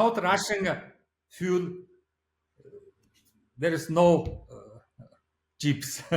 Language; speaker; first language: English; non-native, learner; Mongolian